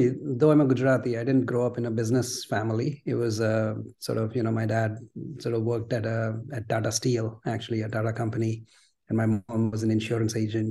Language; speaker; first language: English; non-native, local second language; Gujarati